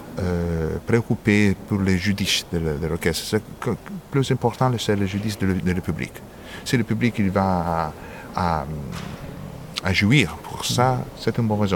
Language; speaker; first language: French; non-native, fluent; Italian